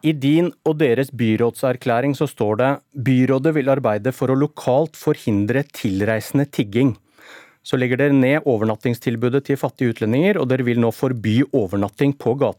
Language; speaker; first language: Norwegian; native; Norwegian